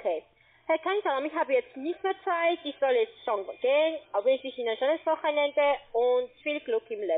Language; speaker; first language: German; non-native, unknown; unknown